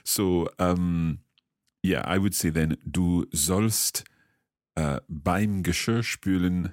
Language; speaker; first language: German; non-native, learner; English